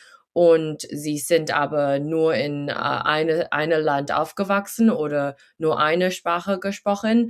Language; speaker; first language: German; early bilingual, heritage; German